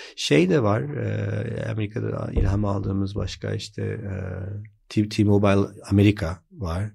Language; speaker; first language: Turkish; early bilingual, heritage; Turkish